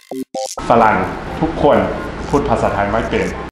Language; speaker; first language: Thai; non-native, fluent; English